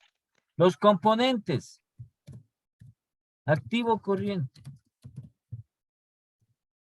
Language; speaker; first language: Spanish; native; Spanish